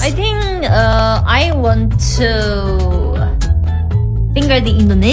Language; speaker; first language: English; non-native, learner; Korean